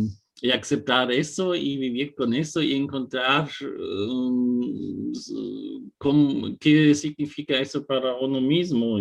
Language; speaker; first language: Spanish; non-native, fluent; German